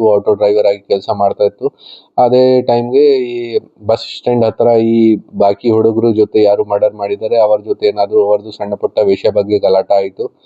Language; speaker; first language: Kannada; non-native, fluent; Hindi